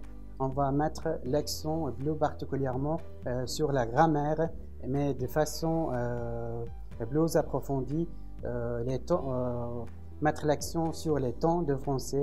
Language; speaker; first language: French; non-native, fluent; Arabic